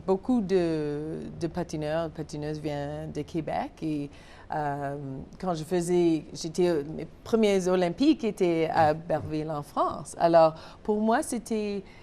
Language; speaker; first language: French; non-native, local second language; English